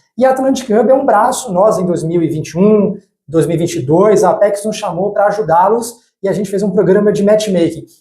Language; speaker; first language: Portuguese; native; Portuguese